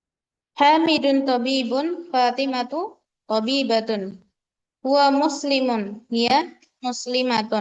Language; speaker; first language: Arabic; non-native, fluent; Indonesian